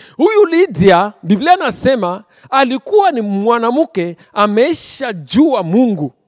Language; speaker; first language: Swahili; native; Swahili